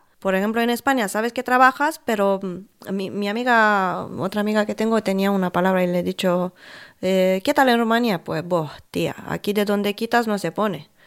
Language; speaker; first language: Spanish; non-native, fluent; Romanian